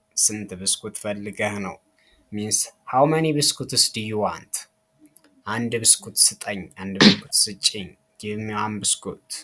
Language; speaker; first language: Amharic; native; Amharic